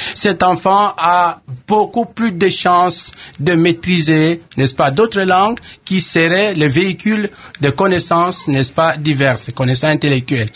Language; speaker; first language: French; non-native, local second language; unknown